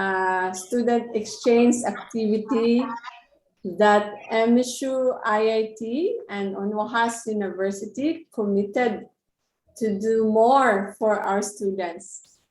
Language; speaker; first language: English; non-native, local second language; Filipino